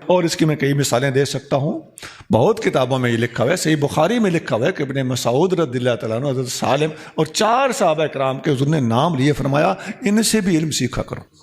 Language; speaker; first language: Urdu; non-native, local second language; Punjabi